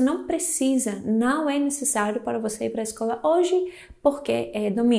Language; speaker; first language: Portuguese; non-native, fluent; Greek